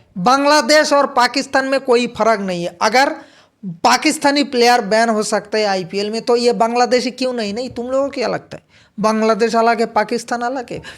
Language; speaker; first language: Hindi; non-native, local second language; Bangla